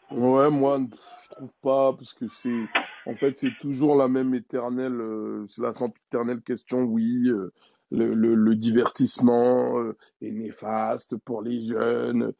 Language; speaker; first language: French; native; French